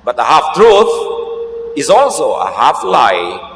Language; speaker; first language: English; non-native, local second language; Filipino